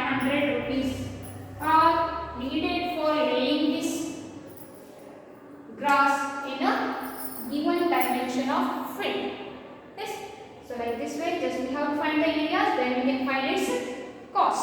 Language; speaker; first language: English; non-native, local second language; Kannada